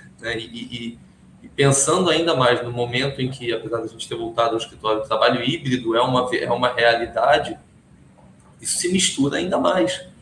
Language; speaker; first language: Portuguese; early bilingual, other home language; Hebrew